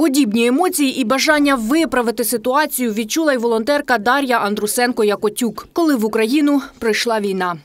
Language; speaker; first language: Ukrainian; native; Ukrainian